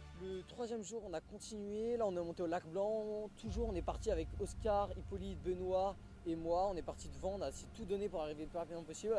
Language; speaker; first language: French; native; French